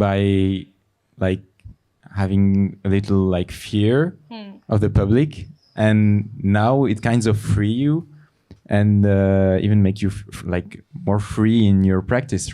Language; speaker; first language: English; non-native, fluent; French